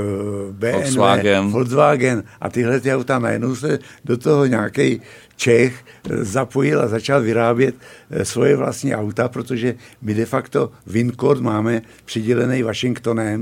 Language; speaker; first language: Czech; native; Czech